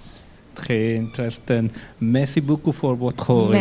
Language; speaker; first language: French; non-native, learner; Arabic